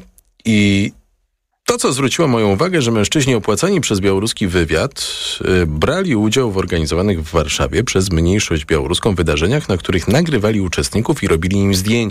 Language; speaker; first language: Polish; native; Polish